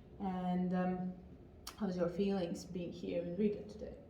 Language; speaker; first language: English; non-native, fluent; Latvian